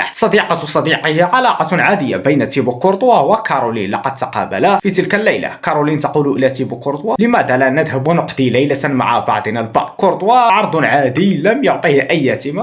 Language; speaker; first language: Arabic; native; Arabic